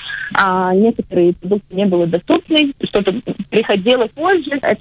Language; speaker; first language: Russian; non-native, local second language; Latvian